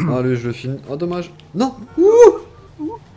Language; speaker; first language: French; native; French